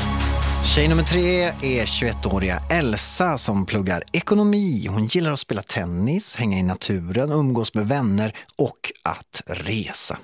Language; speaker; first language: Swedish; native; Swedish